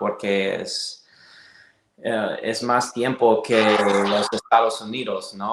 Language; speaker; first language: Spanish; non-native, learner; English